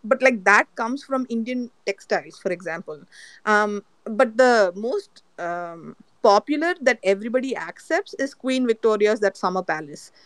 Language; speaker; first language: English; non-native, local second language; Malayalam